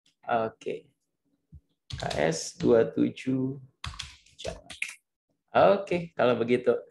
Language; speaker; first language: Indonesian; native; Indonesian